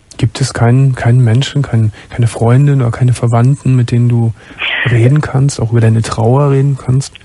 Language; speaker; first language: German; native; German